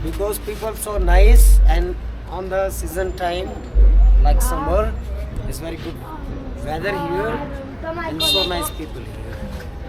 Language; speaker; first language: English; non-native, learner; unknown